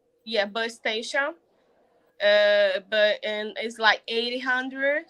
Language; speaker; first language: English; non-native, learner; Portuguese